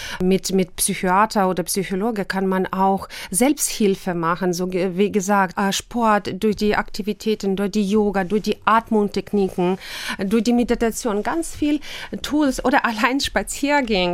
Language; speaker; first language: German; non-native, fluent; Ukrainian